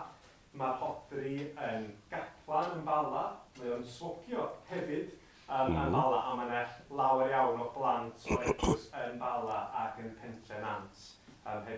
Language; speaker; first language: Welsh; native; Welsh